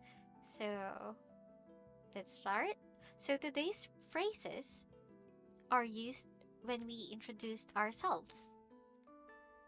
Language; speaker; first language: English; non-native, local second language; Filipino